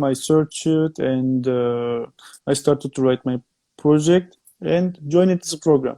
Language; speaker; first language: English; non-native, fluent; Turkish